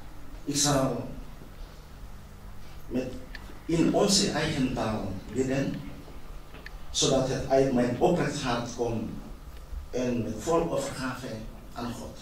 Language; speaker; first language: Dutch; non-native, fluent; Indonesian